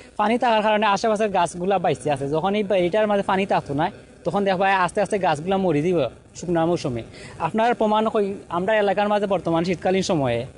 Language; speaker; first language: Bangla; native; Bangla